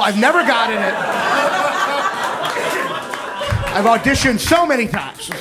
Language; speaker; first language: English; native; English